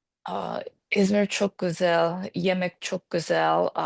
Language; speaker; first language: Turkish; non-native, learner; English